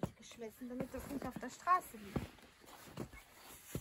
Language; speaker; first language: German; non-native, learner; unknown